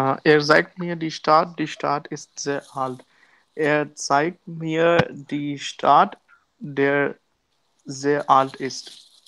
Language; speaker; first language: German; non-native, learner; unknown